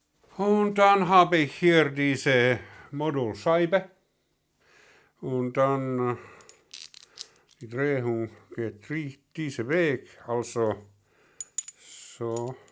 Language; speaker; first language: German; non-native, learner; Finnish